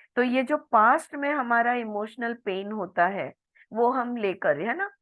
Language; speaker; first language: Hindi; non-native, local second language; Marathi